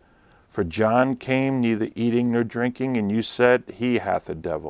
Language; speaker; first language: English; native; English